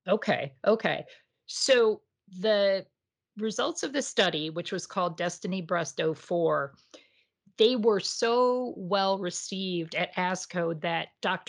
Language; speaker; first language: English; native; English